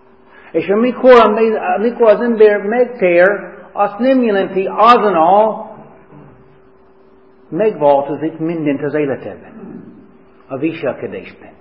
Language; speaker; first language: Hungarian; non-native, fluent; English